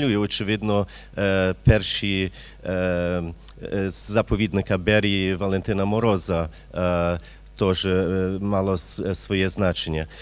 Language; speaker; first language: Ukrainian; early bilingual, heritage; Ukrainian